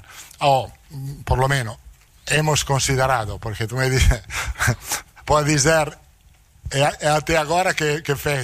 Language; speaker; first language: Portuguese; non-native, learner; Italian